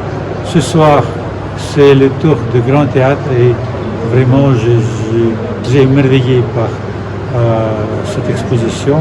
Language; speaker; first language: French; non-native, fluent; Russian